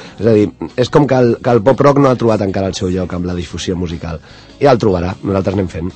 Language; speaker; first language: Catalan; non-native, local second language; Spanish